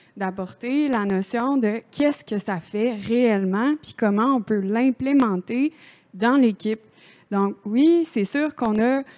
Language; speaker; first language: French; native; French